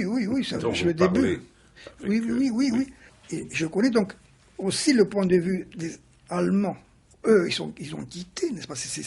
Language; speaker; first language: French; non-native, fluent; Romanian